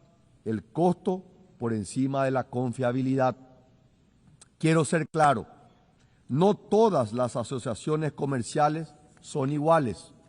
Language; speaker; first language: Spanish; native; Spanish